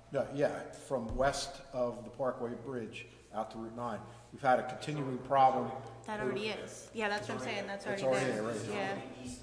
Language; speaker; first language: English; native; English